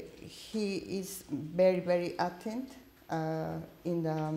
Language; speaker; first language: English; non-native, learner; Spanish